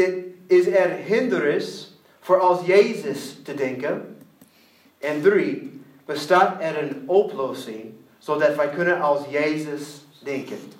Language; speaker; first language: Dutch; non-native, learner; English